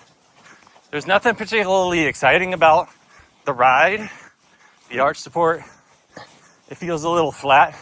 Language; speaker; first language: English; native; English